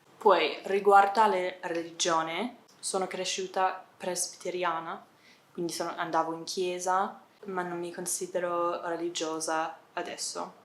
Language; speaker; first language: Italian; non-native, fluent; English